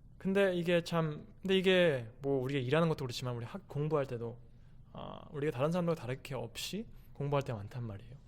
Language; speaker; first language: Korean; early bilingual, heritage; Korean